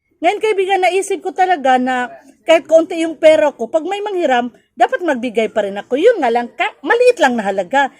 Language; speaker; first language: Filipino; non-native, local second language; Cebuano